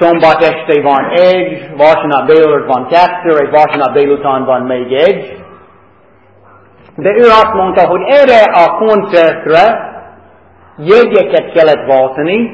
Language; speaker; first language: Hungarian; non-native, fluent; English